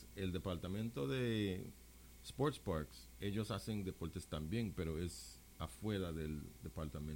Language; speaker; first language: Spanish; non-native, local second language; English